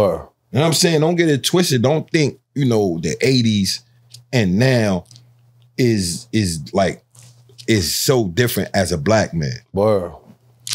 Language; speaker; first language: English; native; English